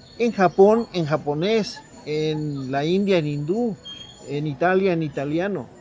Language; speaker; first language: Spanish; native; Spanish